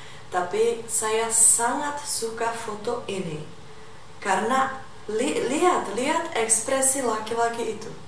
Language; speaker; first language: Indonesian; non-native, fluent; Czech